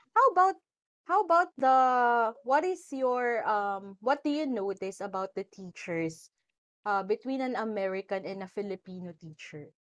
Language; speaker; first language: English; non-native, local second language; Filipino